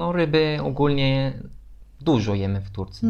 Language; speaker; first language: Polish; non-native, learner; Turkish